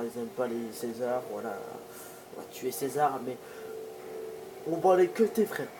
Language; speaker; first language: French; native; French